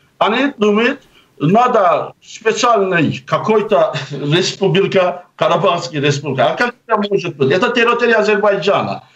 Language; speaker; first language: Russian; non-native, local second language; Azerbaijani